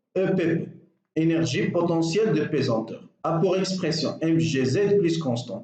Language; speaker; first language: French; non-native, local second language; Arabic